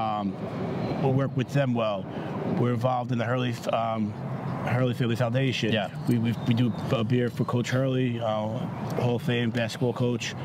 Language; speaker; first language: English; native; English